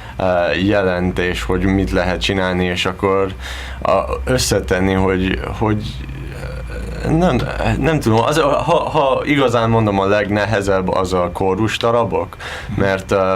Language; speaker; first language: Hungarian; non-native, learner; English